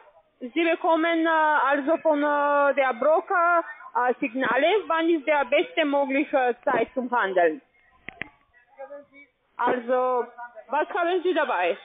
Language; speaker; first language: German; non-native, learner; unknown